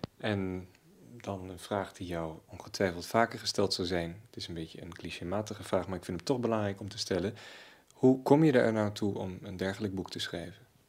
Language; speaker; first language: Dutch; native; Dutch